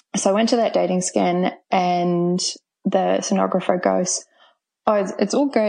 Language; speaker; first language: English; non-native, fluent; German